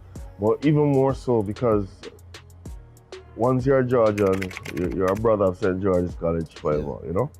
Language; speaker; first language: English; native; English